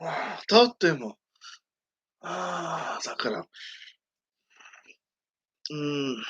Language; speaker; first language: Japanese; non-native, learner; English